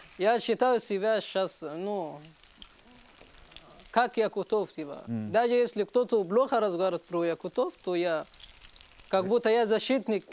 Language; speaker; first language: Russian; non-native, learner; Arabic